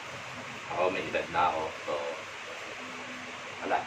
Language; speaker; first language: Filipino; native; Filipino